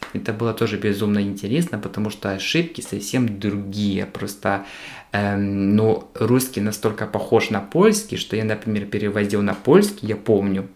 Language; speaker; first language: Russian; non-native, fluent; Polish